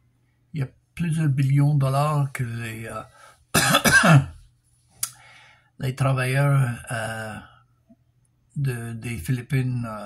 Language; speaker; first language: French; non-native, local second language; English